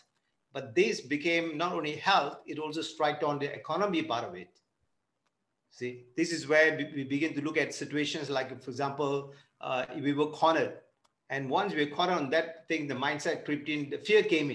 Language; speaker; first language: English; non-native, local second language; Tamil